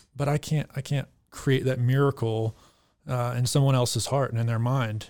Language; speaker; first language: English; native; English